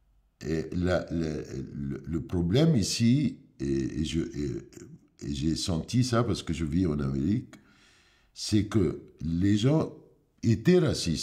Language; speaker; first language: French; non-native, fluent; Arabic